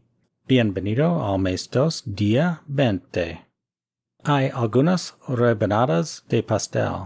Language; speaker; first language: Spanish; non-native, fluent; English